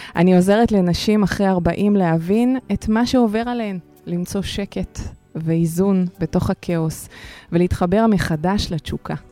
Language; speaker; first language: Hebrew; early bilingual, other home language; Russian